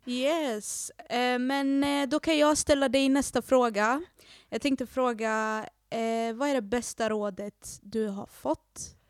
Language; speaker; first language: Swedish; early bilingual, other home language; Arabic